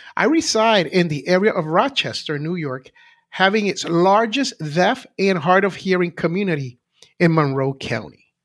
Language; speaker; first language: Spanish; early bilingual, heritage; Spanish